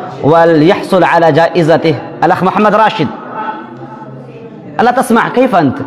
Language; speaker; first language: Arabic; non-native, fluent; Urdu